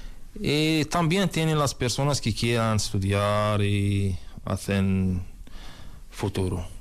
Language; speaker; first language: Spanish; non-native, learner; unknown